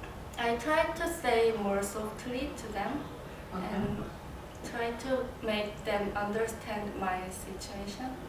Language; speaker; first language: English; non-native, learner; Korean